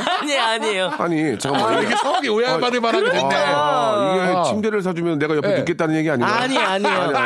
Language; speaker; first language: Korean; native; Korean